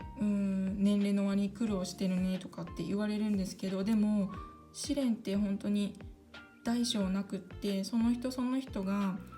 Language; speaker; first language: Japanese; early bilingual, other home language; Korean